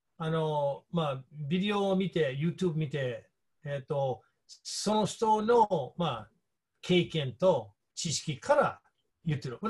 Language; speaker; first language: Japanese; non-native, fluent; English